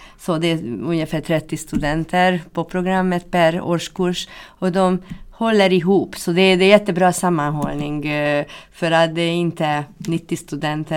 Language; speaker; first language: Swedish; non-native, fluent; Hungarian